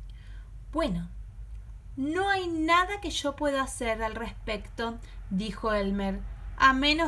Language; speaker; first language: Spanish; native; Spanish